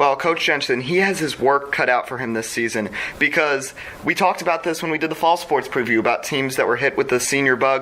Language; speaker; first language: English; native; English